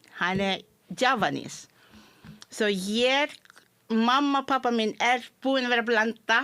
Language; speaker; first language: Icelandic; non-native, fluent; Malay